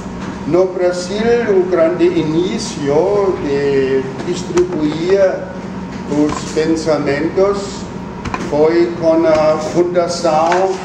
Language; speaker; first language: Portuguese; non-native, fluent; German